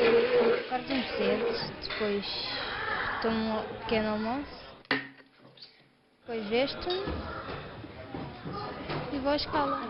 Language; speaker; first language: Portuguese; early bilingual, other home language; Russian